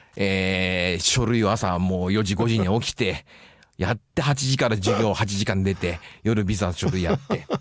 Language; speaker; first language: Japanese; native; Japanese